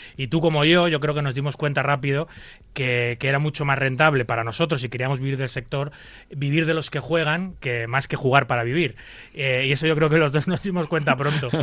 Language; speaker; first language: Spanish; native; Spanish